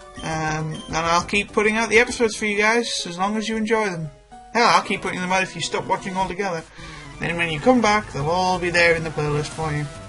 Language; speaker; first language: English; native; English